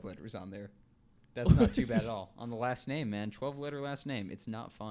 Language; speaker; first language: English; native; English